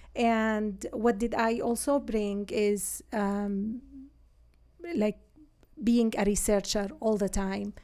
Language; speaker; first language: English; non-native, fluent; Arabic